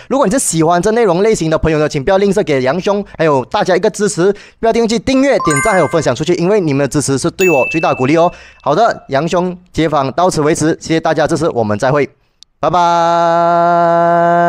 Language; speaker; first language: Chinese; native; Chinese